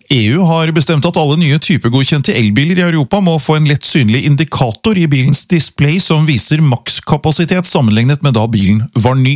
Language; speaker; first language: Norwegian; native; Norwegian